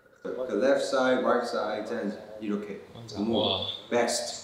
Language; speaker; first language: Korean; non-native, learner; Cantonese